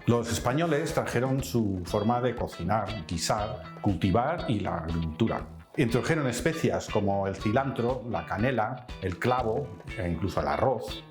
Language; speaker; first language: Spanish; non-native, fluent; Dutch